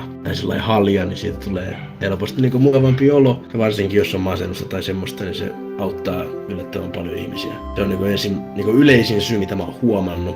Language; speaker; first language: Finnish; native; Finnish